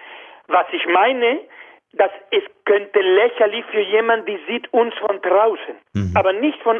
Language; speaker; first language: German; non-native, learner; Spanish